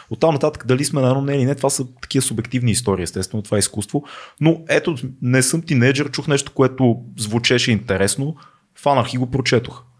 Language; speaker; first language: Bulgarian; native; Bulgarian